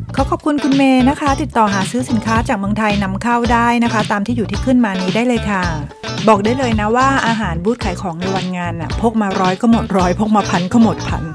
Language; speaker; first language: Thai; native; Thai